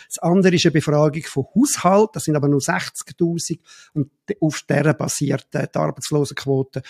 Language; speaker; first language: German; native; German